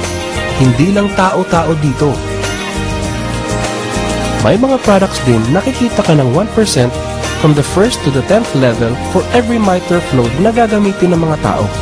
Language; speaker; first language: Filipino; native; Filipino